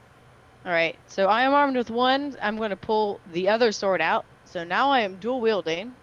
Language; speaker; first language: English; native; English